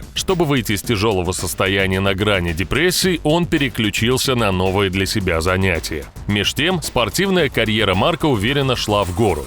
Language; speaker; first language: Russian; native; Russian